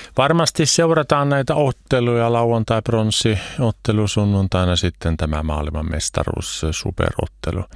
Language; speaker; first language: Finnish; early bilingual, heritage; Swedish